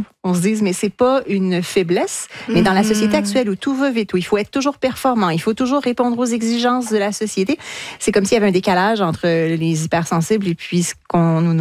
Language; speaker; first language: French; native; French